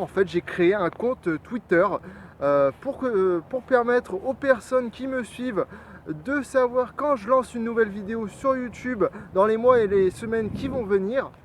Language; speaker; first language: French; native; French